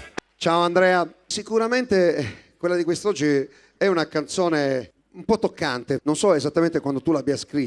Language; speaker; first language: Italian; native; Italian